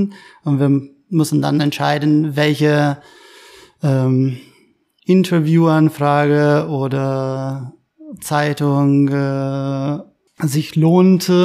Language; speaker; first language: German; non-native, fluent; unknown